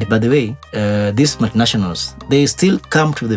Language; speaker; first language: English; non-native, local second language; Luo (Kenya and Tanzania)